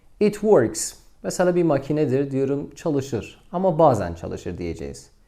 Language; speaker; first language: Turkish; non-native, fluent; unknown